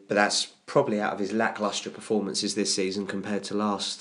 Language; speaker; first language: English; native; English